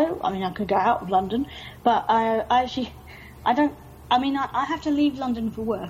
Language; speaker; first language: English; native; English